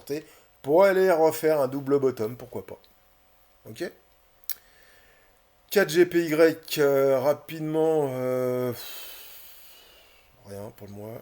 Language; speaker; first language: French; native; French